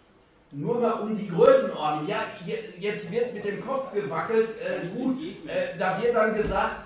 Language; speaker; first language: German; native; German